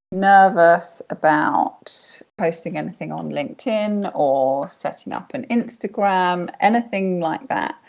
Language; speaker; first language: English; native; English